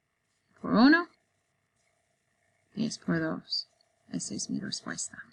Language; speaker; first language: Spanish; non-native, learner; English